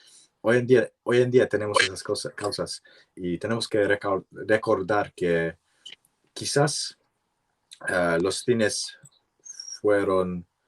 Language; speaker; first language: Spanish; non-native, learner; English